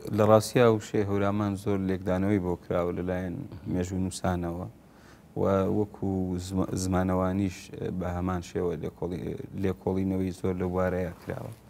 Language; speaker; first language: Central Kurdish; non-native, local second language; Gurani